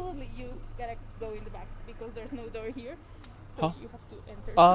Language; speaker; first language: English; non-native, fluent; Spanish